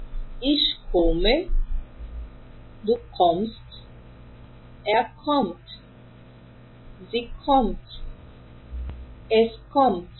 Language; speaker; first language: German; non-native, fluent; Portuguese